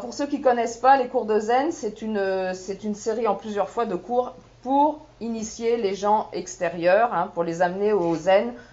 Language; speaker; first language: French; native; French